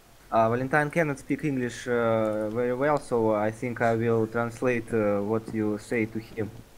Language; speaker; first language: English; non-native, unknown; Russian